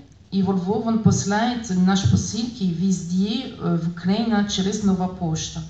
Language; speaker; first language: Russian; non-native, learner; French